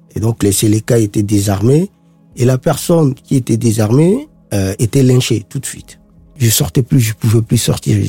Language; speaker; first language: French; non-native, local second language; Sango